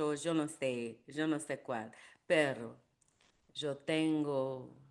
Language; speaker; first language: Spanish; non-native, learner; English